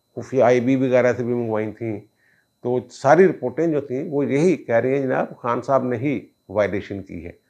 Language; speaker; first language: Urdu; non-native, local second language; Punjabi